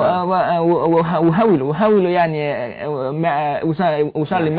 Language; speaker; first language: Arabic; non-native, learner; Chinese